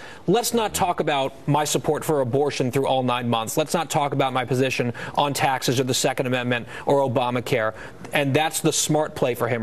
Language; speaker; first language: English; native; English